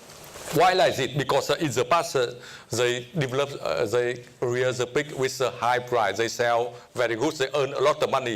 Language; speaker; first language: English; non-native, fluent; Vietnamese